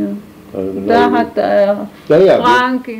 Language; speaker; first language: German; non-native, fluent; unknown